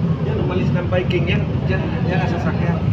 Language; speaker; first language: Filipino; native; Filipino